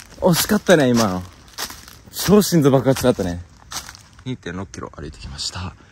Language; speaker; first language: Japanese; early bilingual, heritage; English